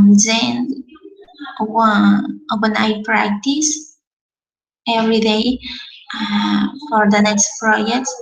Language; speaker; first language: English; non-native, learner; Spanish